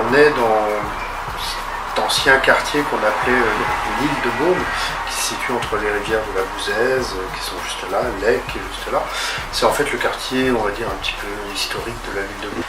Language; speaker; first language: French; native; French